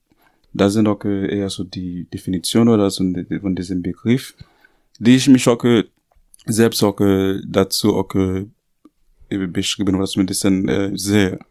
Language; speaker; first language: German; non-native, learner; Haitian Creole